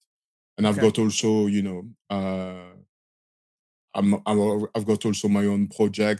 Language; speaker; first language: English; non-native, fluent; French